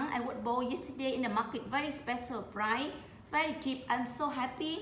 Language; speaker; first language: English; non-native, learner; Vietnamese